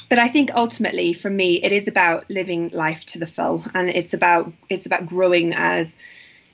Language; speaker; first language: English; native; English